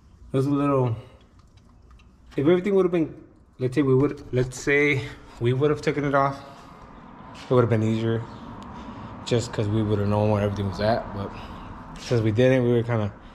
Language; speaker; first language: English; early bilingual, other home language; Spanish